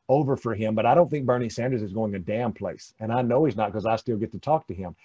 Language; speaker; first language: English; native; English